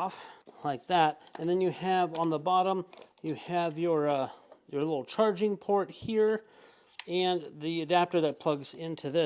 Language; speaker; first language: English; native; English